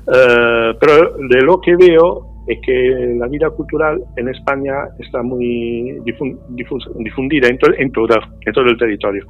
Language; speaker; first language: Spanish; non-native, fluent; Italian